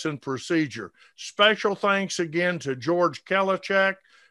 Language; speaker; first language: English; native; English